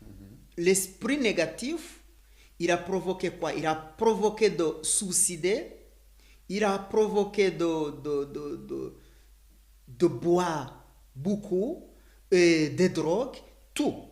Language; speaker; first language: French; non-native, learner; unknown